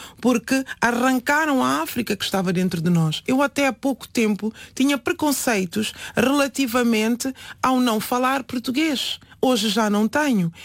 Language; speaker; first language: Portuguese; non-native, local second language; Upper Guinea Crioulo